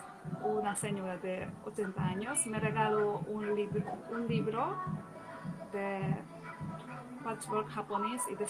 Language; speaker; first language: Spanish; non-native, fluent; Hungarian